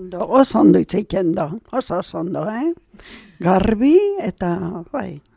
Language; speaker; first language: Basque; native; Basque